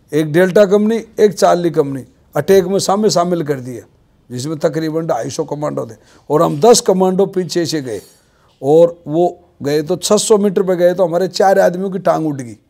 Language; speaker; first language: Hindi; native; Hindi